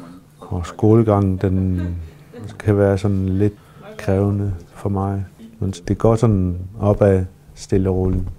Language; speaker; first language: Danish; non-native, local second language; Kalaallisut